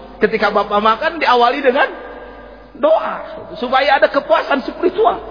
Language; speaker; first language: Indonesian; native; Indonesian